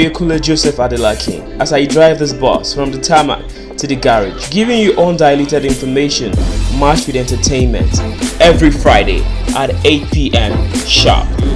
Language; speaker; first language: English; non-native, local second language; Yoruba